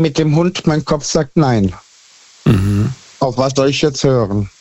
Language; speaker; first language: German; native; German